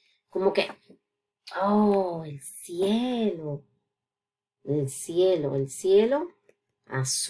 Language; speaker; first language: Spanish; non-native, fluent; English